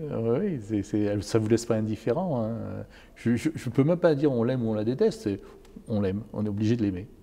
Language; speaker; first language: French; native; French